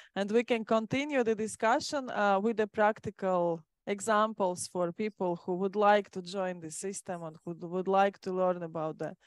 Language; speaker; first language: English; non-native, fluent; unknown